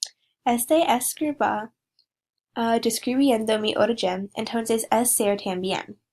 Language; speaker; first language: Spanish; non-native, learner; English